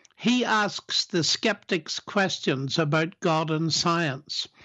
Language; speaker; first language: English; native; English